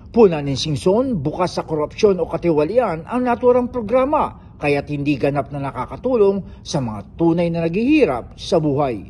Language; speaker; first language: Filipino; native; Filipino